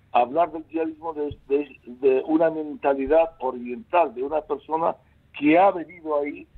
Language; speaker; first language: Spanish; non-native, fluent; Arabic